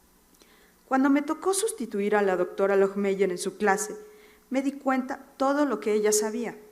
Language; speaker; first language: Spanish; native; Spanish